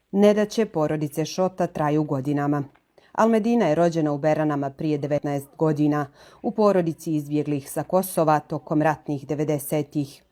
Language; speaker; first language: Bosnian; native; Bosnian